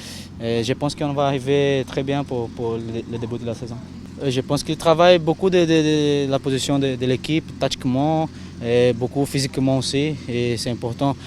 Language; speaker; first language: French; non-native, fluent; Portuguese